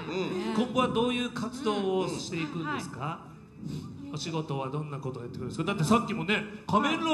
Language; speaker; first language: Japanese; native; Japanese